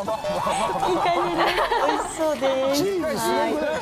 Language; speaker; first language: Japanese; native; Japanese